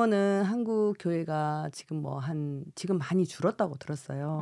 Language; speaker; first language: Korean; native; Korean